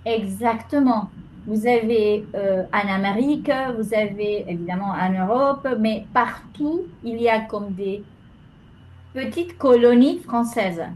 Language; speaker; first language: French; non-native, fluent; Spanish